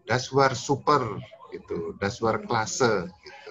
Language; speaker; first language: German; non-native, fluent; Indonesian